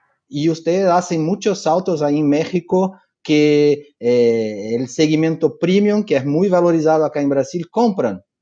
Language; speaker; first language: Spanish; non-native, fluent; Portuguese